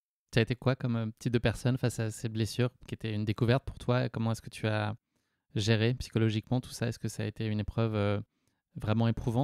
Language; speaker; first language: French; native; French